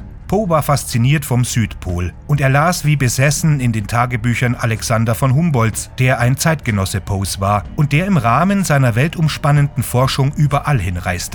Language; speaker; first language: German; native; German